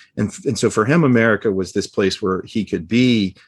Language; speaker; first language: English; early bilingual, other home language; Spanish